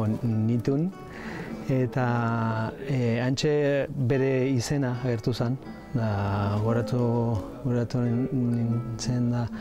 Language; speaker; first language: Basque; non-native, learner; Spanish